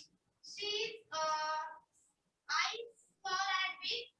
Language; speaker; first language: English; non-native, learner; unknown